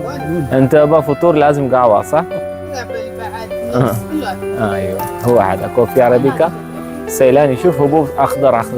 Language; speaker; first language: Arabic; non-native, learner; Malayalam